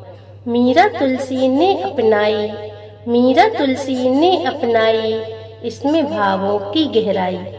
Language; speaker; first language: Hindi; native; Hindi